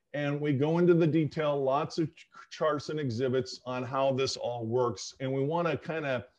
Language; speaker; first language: English; native; English